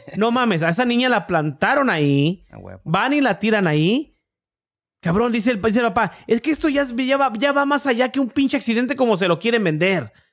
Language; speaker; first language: Spanish; early bilingual, heritage; English